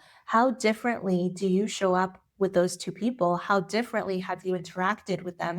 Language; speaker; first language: English; native; English